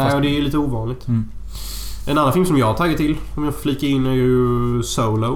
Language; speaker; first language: Swedish; native; Swedish